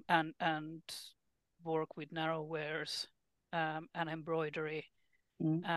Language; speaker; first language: English; non-native, fluent; Finnish